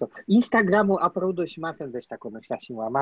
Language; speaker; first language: Japanese; non-native, learner; Polish